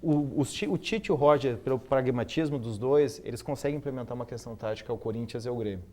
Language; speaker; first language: Portuguese; native; Portuguese